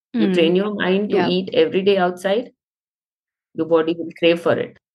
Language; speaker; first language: English; non-native, local second language; Hindi